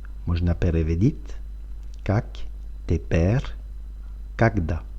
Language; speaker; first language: Russian; non-native, fluent; French